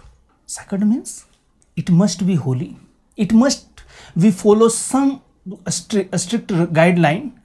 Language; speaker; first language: English; non-native, local second language; Hindi